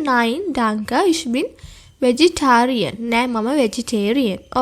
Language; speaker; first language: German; non-native, fluent; Sinhala